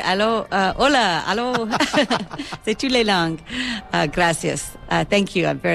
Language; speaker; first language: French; non-native, local second language; English